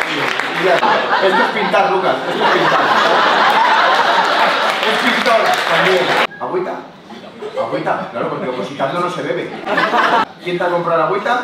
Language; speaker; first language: Spanish; native; Spanish